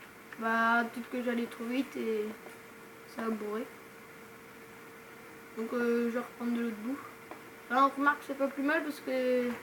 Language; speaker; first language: French; native; French